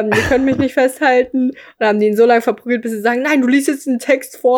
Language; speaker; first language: German; native; German